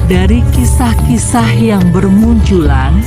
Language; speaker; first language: Indonesian; native; Indonesian